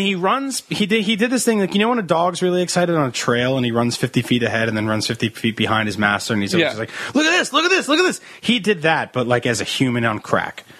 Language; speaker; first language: English; early bilingual, other home language; Italian